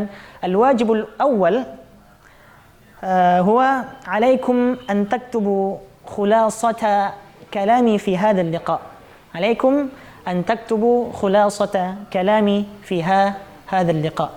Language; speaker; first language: Arabic; non-native, fluent; Indonesian